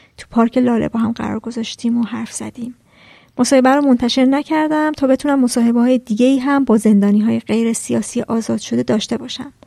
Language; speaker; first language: Persian; native; Persian